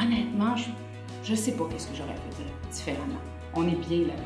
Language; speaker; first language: French; native; French